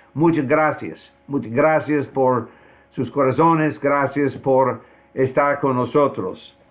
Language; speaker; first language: Spanish; non-native, fluent; English